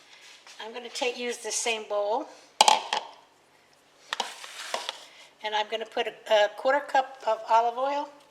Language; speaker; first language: English; native; English